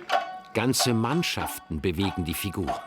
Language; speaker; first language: German; native; German